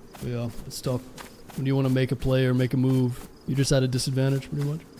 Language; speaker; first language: English; native; English